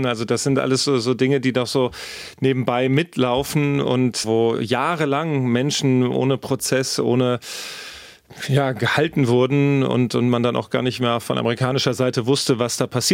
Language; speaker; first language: German; native; German